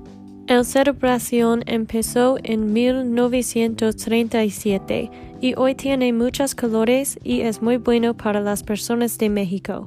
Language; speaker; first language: Spanish; non-native, learner; English